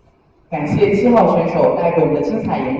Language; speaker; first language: Chinese; native; Chinese